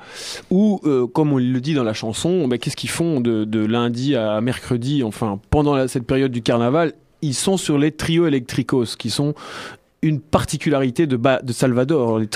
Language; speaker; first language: French; native; French